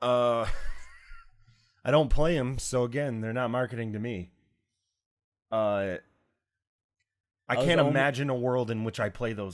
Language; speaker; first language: English; native; English